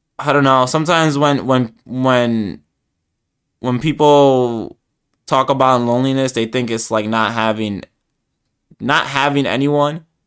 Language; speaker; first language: English; early bilingual, other home language; Spanish